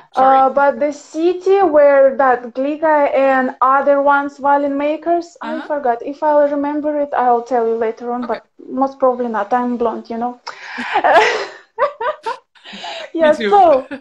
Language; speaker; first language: English; non-native, fluent; Ukrainian